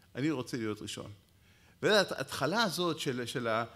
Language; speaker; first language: Hebrew; native; Hebrew